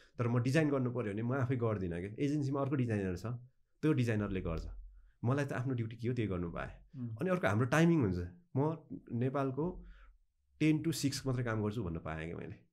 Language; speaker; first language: Nepali; native; Nepali